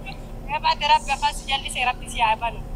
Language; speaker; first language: Arabic; non-native, learner; Oromo